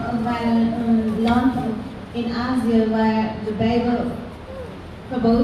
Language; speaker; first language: Dutch; non-native, fluent; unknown